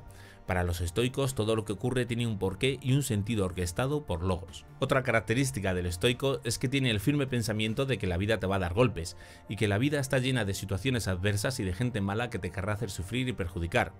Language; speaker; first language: Spanish; native; Spanish